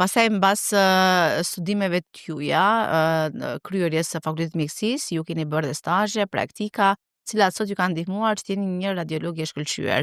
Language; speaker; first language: Albanian; native; Albanian